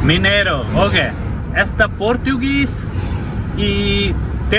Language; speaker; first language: Portuguese; non-native, learner; Hindi